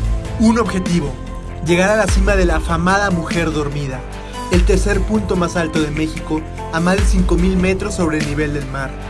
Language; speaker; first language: Spanish; native; Spanish